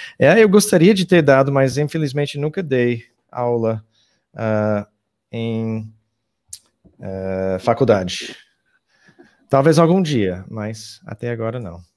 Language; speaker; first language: Portuguese; non-native, fluent; English